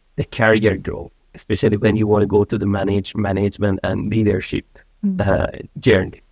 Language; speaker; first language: English; non-native, fluent; Persian